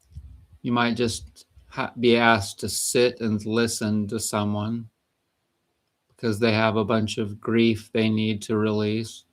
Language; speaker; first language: English; native; English